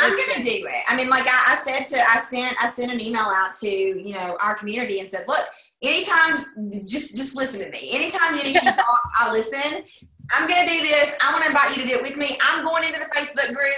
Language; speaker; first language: English; native; English